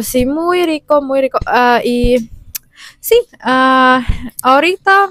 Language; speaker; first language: Spanish; non-native, learner; Finnish